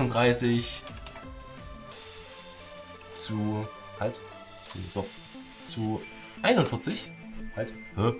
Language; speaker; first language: German; native; German